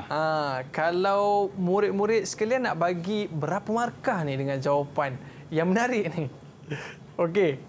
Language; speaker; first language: Malay; native; Malay